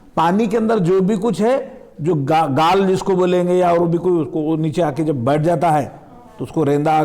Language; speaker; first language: Hindi; non-native, local second language; Marathi